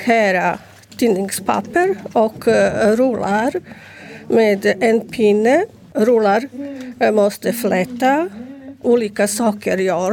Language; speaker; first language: Swedish; non-native, learner; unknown